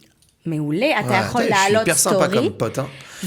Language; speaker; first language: Hebrew; non-native, fluent; French